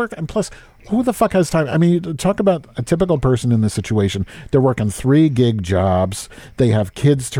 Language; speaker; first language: English; native; English